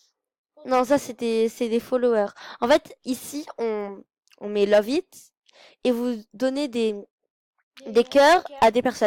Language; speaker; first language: French; native; French